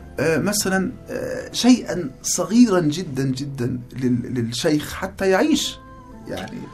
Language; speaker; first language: Arabic; native; Arabic